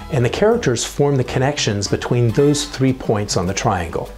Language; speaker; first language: English; native; English